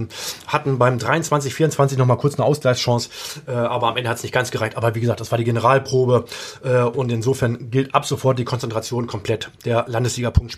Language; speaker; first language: German; native; German